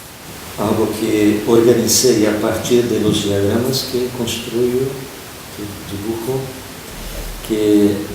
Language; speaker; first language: Spanish; non-native, fluent; Portuguese